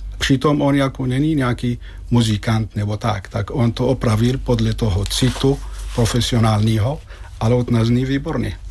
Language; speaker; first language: Czech; non-native, fluent; Arabic